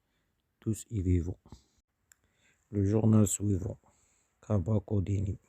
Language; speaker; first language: French; non-native, learner; Arabic